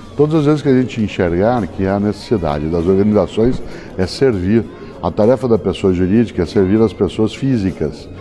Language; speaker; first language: Portuguese; native; Portuguese